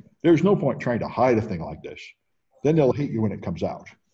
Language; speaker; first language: English; native; English